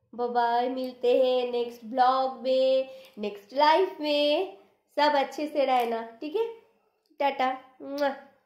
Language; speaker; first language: Hindi; non-native, local second language; Bangla